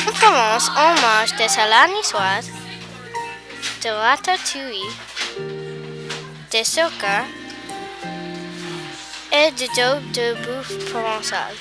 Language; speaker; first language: French; non-native, learner; English